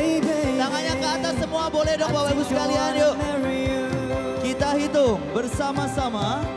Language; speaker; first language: Indonesian; native; Indonesian